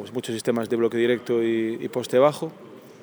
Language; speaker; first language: Spanish; native; Spanish